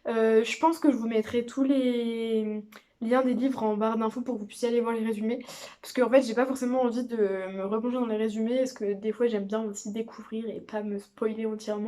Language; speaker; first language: French; native; French